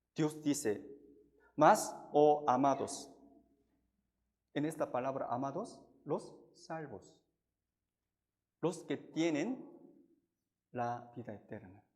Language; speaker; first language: Spanish; non-native, fluent; Korean